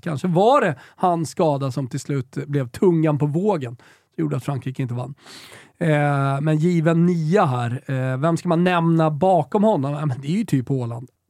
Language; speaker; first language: Swedish; native; Swedish